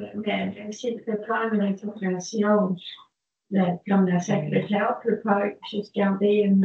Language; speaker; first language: French; non-native, local second language; English